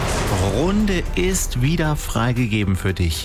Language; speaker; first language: German; native; German